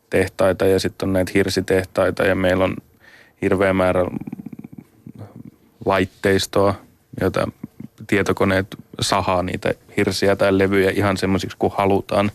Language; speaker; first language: Finnish; native; Finnish